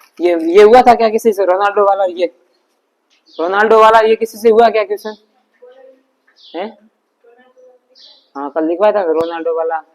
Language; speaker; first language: Hindi; native; Hindi